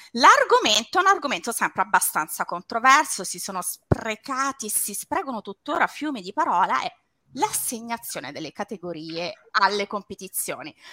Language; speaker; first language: Italian; native; Italian